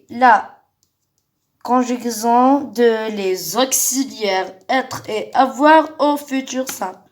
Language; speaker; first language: French; non-native, local second language; Arabic